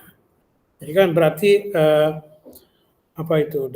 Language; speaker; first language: Indonesian; native; Indonesian